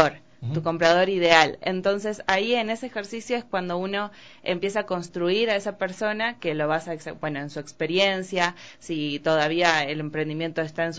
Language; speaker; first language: Spanish; native; Spanish